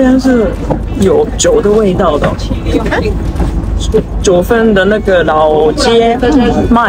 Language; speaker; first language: Chinese; non-native, learner; Japanese